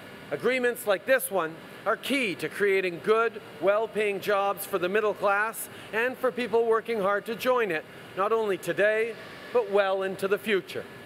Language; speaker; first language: English; early bilingual, other home language; French